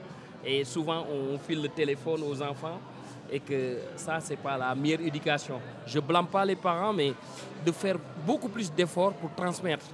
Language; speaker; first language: French; non-native, local second language; Wolof